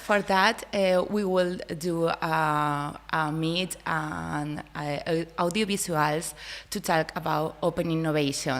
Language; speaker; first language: English; non-native, learner; Spanish